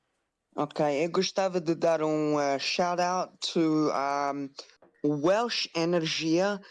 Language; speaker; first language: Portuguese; non-native, learner; English